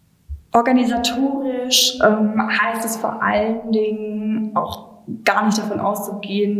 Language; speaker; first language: German; native; German